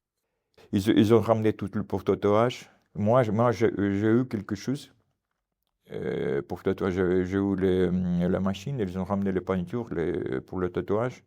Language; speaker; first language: French; non-native, learner; Ukrainian